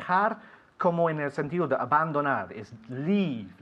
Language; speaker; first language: Spanish; non-native, fluent; English